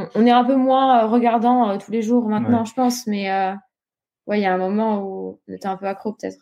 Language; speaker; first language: French; native; French